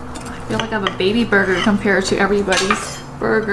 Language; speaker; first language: English; native; English